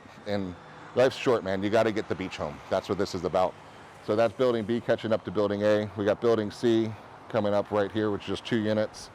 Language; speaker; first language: English; native; English